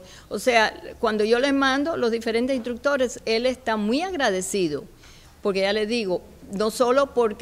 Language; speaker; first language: Spanish; native; Spanish